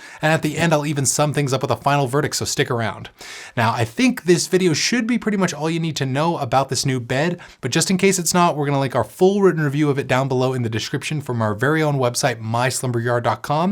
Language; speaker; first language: English; native; English